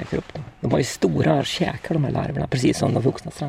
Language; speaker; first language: Swedish; native; Swedish